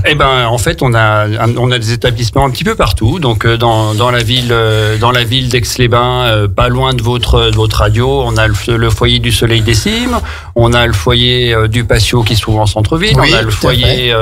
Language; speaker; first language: French; native; French